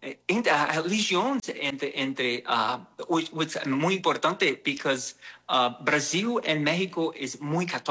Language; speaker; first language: Portuguese; non-native, learner; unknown